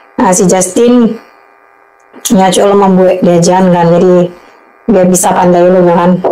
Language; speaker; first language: Indonesian; native; Indonesian